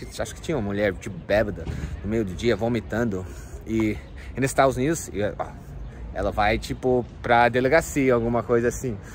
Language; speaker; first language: Portuguese; non-native, fluent; English